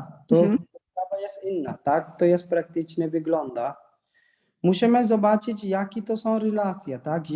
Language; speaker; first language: Polish; non-native, learner; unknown